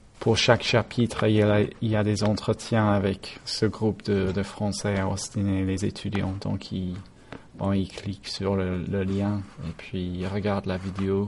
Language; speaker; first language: French; non-native, fluent; English